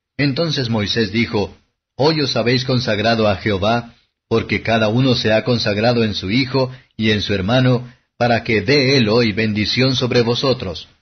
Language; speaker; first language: Spanish; non-native, fluent; Portuguese